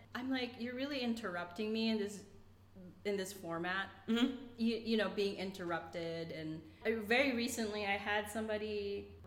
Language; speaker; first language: English; non-native, local second language; Cebuano